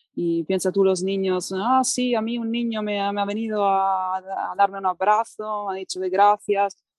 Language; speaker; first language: Spanish; non-native, fluent; Italian